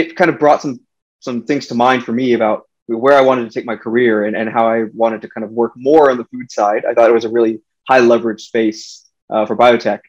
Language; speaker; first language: English; native; English